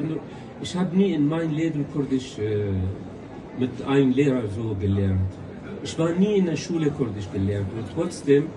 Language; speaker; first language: German; non-native, local second language; Kurdish